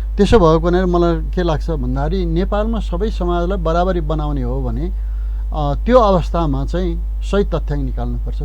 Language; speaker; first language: Nepali; non-native, local second language; Eastern Tamang